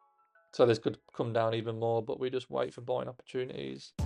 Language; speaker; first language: English; native; English